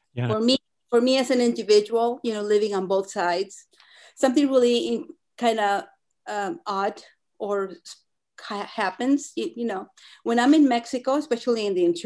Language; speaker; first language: English; non-native, fluent; Spanish